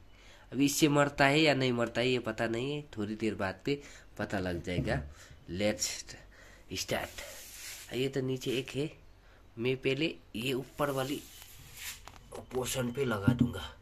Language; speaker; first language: Hindi; non-native, local second language; Nepali